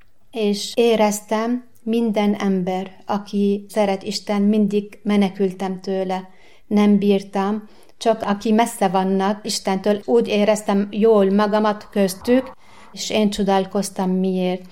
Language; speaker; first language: Hungarian; non-native, learner; Arabic